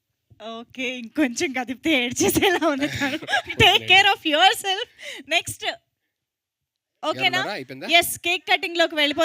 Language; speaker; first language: Telugu; native; Telugu